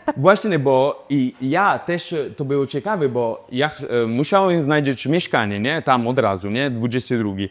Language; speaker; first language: Polish; non-native, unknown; Italian